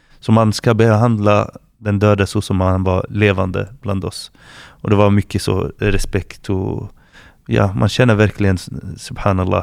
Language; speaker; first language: Swedish; non-native, fluent; Arabic